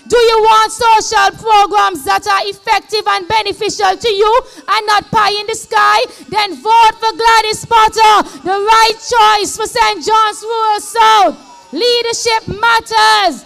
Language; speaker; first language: English; native; English